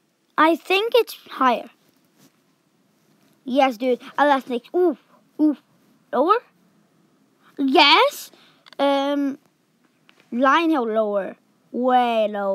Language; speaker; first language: English; native; English